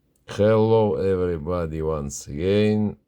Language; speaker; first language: English; non-native, learner; Russian